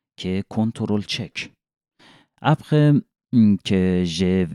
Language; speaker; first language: French; non-native, learner; Persian